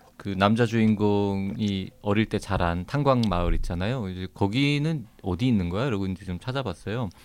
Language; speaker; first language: Korean; native; Korean